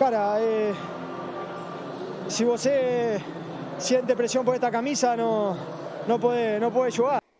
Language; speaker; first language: Portuguese; non-native, learner; Spanish